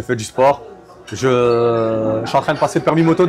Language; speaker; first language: French; native; French